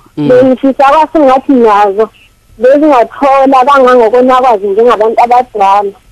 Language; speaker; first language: Zulu; native; Zulu